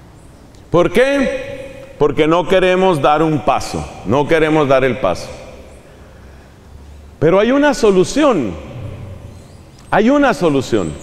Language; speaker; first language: Spanish; native; Spanish